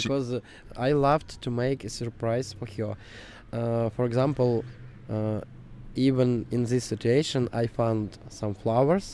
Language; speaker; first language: English; non-native, learner; Ukrainian